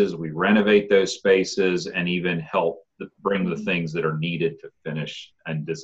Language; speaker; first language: English; native; English